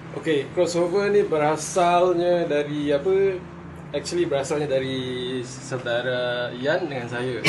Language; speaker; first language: Malay; non-native, local second language; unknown